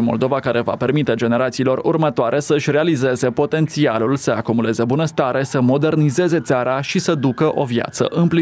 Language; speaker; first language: Romanian; native; Romanian